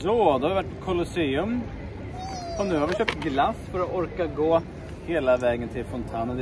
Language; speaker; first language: Swedish; native; Swedish